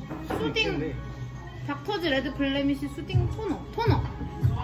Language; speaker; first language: Korean; native; Korean